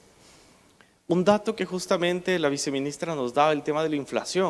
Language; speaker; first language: Spanish; native; Spanish